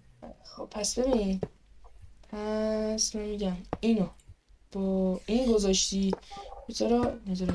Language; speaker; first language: Persian; native; Persian